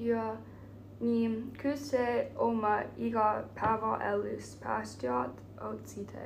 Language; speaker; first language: Estonian; non-native, learner; Finnish